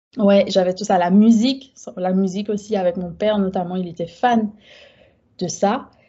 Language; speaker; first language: French; native; French